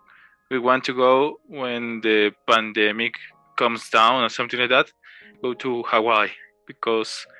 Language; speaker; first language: English; non-native, learner; Spanish